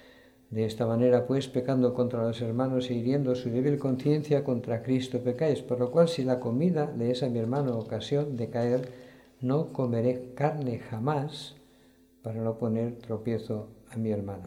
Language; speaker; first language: Spanish; native; Spanish